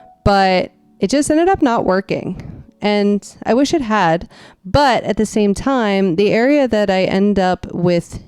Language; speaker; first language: English; native; English